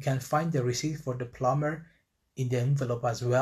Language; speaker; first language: English; non-native, fluent; Persian